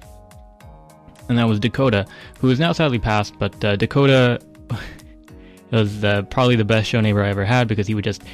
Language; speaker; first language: English; native; English